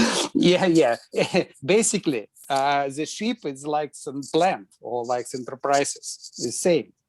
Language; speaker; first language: English; non-native, learner; Russian